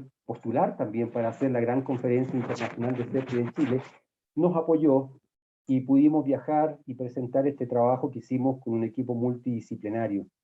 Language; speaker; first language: Spanish; native; Spanish